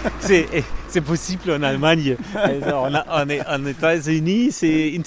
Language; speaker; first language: French; non-native, fluent; German